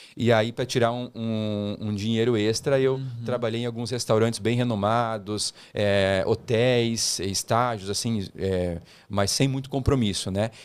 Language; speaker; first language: Portuguese; early bilingual, heritage; Portuguese